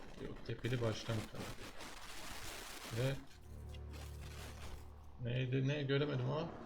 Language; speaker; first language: Turkish; native; Turkish